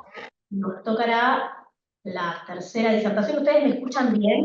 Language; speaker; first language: Spanish; native; Spanish